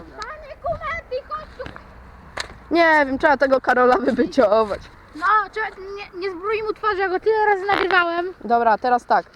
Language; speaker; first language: Polish; native; Polish